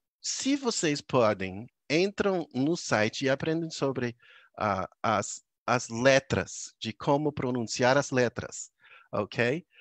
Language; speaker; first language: Portuguese; non-native, fluent; English